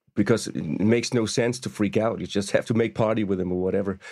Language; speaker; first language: English; non-native, fluent; German